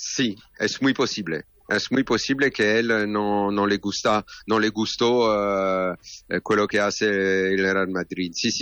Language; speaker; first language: Spanish; non-native, learner; French